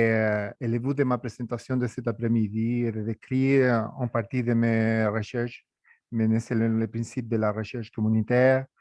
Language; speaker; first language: French; non-native, fluent; Spanish